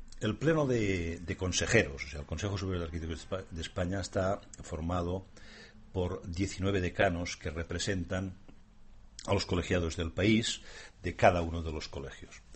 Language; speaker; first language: Spanish; native; Spanish